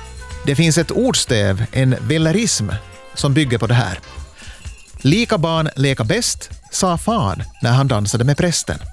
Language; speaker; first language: Swedish; native; Swedish